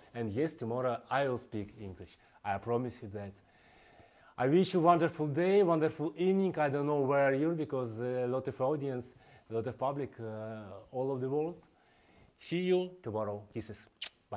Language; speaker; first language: English; non-native, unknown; Ukrainian